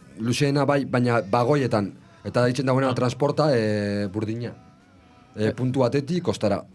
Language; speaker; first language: Basque; native; Basque